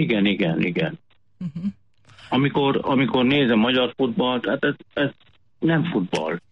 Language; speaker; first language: Hungarian; non-native, fluent; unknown